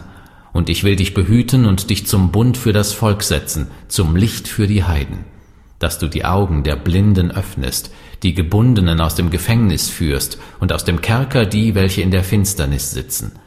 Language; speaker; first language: German; native; German